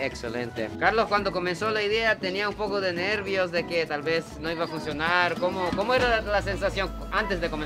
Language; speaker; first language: Spanish; non-native, fluent; Japanese